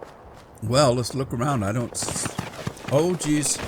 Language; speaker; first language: English; native; English